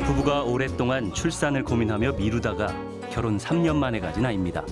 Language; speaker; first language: Korean; native; Korean